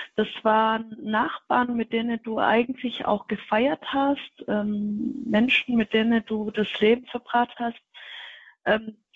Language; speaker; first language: German; non-native, fluent; Kinyarwanda